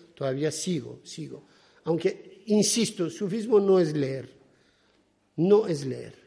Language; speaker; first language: Spanish; non-native, fluent; Persian